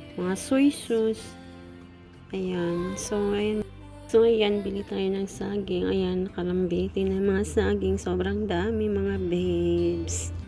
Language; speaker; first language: Filipino; non-native, local second language; Cebuano